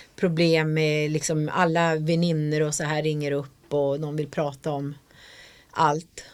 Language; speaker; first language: Swedish; native; Swedish